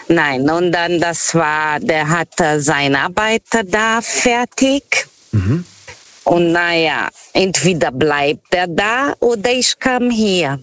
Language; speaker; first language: German; non-native, fluent; Portuguese